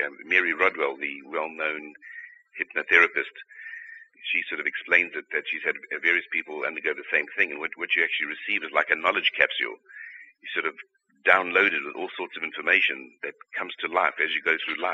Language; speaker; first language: English; native; English